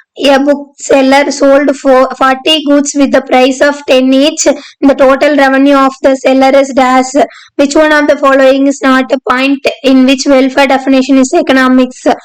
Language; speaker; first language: English; non-native, local second language; Tamil